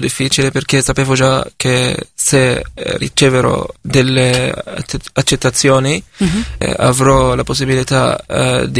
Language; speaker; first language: Italian; non-native, fluent; Arabic